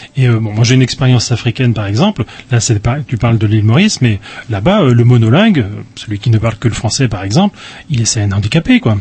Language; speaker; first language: French; native; French